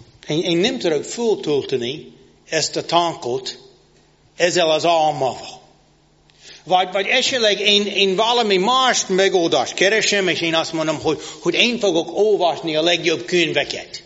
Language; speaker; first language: Hungarian; non-native, fluent; English